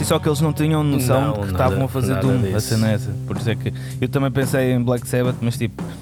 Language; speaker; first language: Portuguese; native; Portuguese